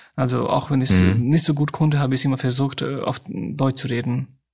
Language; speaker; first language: German; non-native, fluent; Nepali